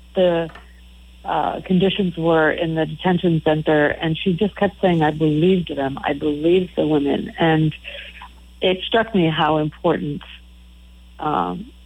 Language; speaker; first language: English; native; English